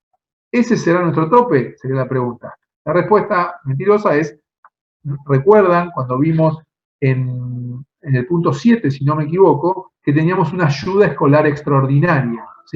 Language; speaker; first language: Spanish; native; Spanish